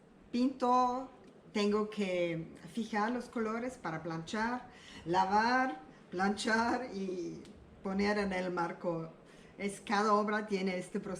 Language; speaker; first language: Spanish; non-native, learner; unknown